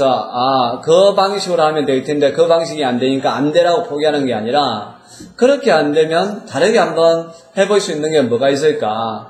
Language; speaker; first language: Korean; native; Korean